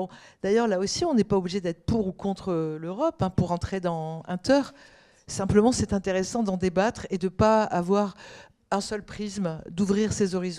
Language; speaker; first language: French; native; French